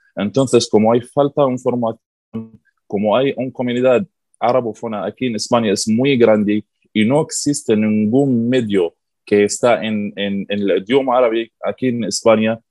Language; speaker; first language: Spanish; non-native, learner; Arabic